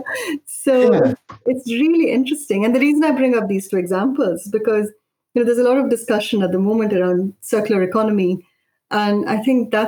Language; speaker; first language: English; non-native, local second language; Malayalam